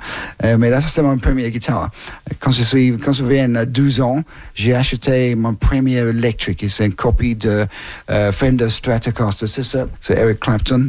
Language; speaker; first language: French; non-native, learner; English